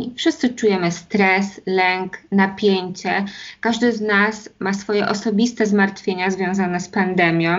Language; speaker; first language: Polish; native; Polish